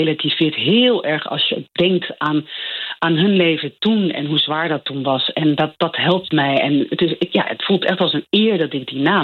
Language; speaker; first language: Dutch; non-native, local second language; Low German